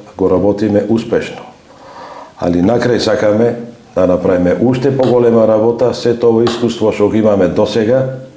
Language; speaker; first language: Macedonian; native; Macedonian